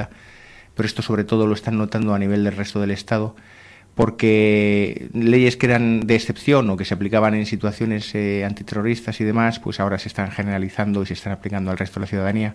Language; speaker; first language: Spanish; native; Spanish